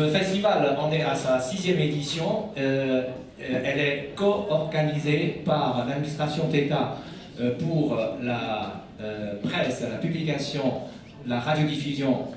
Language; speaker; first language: French; non-native, fluent; Chinese